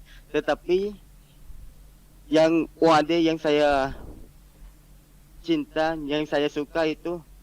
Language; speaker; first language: Indonesian; non-native, learner; Malay